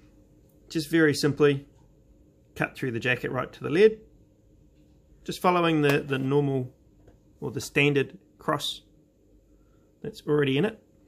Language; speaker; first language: English; native; English